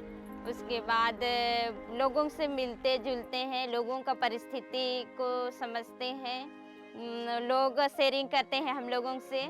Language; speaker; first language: Hindi; non-native, local second language; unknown